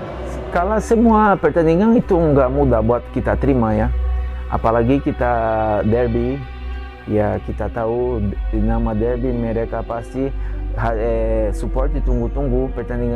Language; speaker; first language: Indonesian; non-native, fluent; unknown